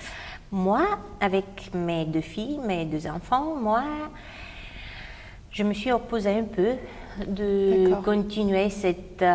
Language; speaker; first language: French; non-native, fluent; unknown